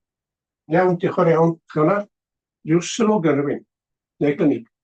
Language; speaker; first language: Welsh; native; Welsh